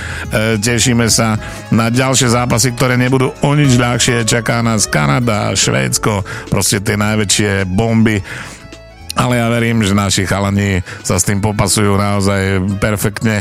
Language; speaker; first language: Slovak; native; Slovak